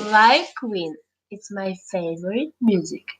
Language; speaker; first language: English; non-native, learner; Ukrainian